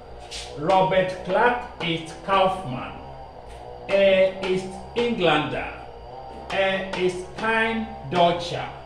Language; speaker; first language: German; non-native, learner; Akan